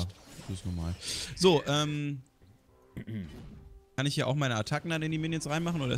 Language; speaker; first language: German; native; German